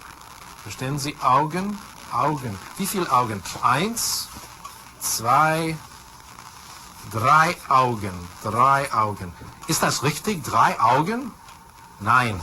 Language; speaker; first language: German; non-native, fluent; English